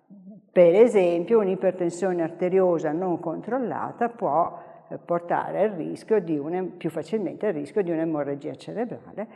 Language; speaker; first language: Italian; native; Italian